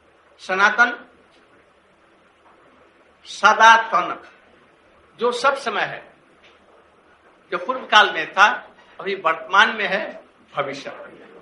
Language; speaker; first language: Hindi; native; Hindi